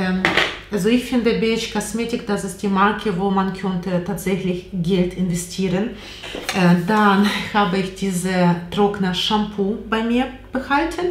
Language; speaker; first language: German; non-native, learner; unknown